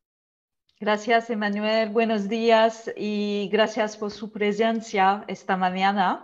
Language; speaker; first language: Spanish; non-native, learner; French